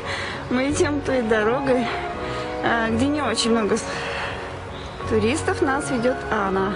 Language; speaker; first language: Russian; native; Russian